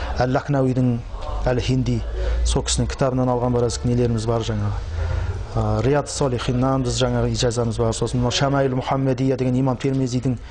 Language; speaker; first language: Kazakh; native; Kazakh